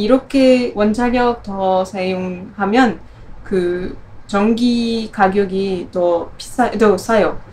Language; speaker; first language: Korean; non-native, learner; French